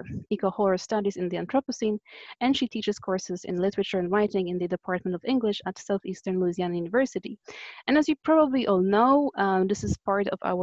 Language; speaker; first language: English; non-native, fluent; Polish